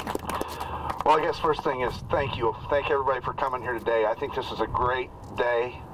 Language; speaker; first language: English; native; English